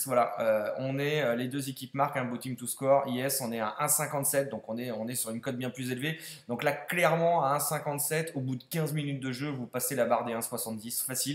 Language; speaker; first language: French; native; French